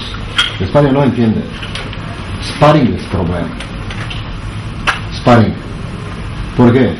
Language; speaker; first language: Spanish; non-native, learner; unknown